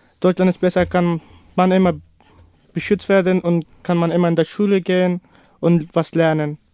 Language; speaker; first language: German; non-native, learner; Persian